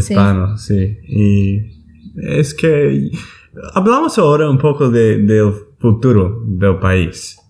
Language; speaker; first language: Spanish; non-native, learner; English